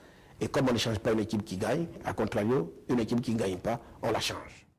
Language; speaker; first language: French; non-native, local second language; Baoulé